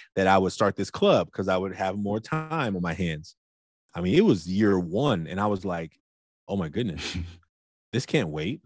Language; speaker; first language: English; native; English